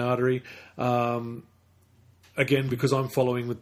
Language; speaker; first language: English; native; English